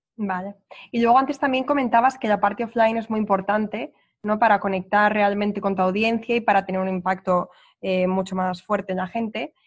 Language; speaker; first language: Spanish; native; Spanish